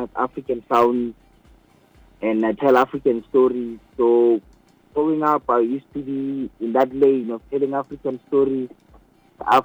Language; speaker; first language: English; non-native, local second language; Southern Sotho